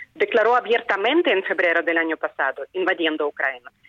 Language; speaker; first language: Spanish; non-native, fluent; Ukrainian